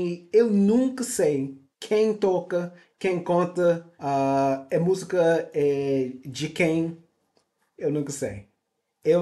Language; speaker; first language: Portuguese; non-native, learner; English